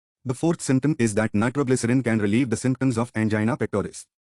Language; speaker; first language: English; non-native, local second language; Telugu